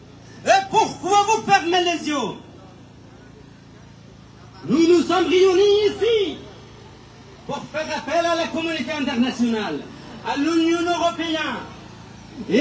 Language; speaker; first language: French; non-native, fluent; Persian